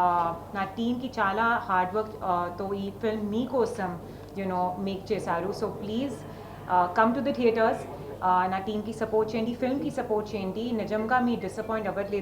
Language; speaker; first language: Telugu; non-native, learner; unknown